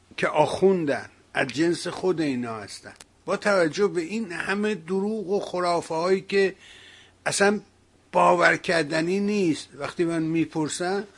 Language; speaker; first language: Persian; native; Persian